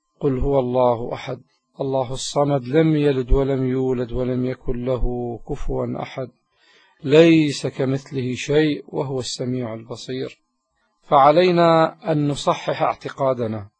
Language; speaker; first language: Arabic; native; Arabic